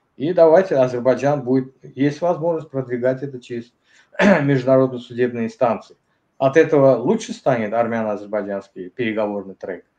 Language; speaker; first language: Russian; non-native, local second language; Azerbaijani